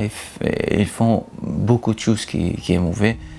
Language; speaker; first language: French; non-native, learner; Arabic